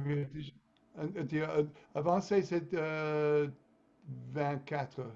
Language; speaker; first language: French; non-native, fluent; English